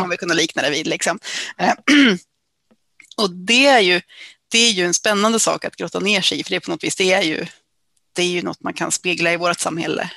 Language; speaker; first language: Swedish; native; Swedish